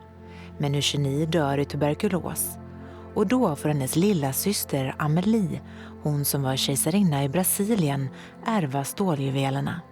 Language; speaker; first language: Swedish; native; Swedish